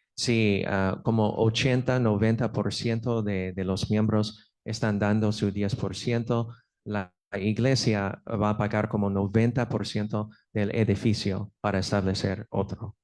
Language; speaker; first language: Spanish; non-native, fluent; English